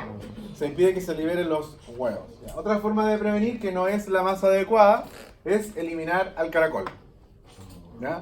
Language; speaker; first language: Spanish; native; Spanish